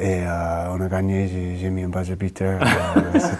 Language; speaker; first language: French; non-native, fluent; English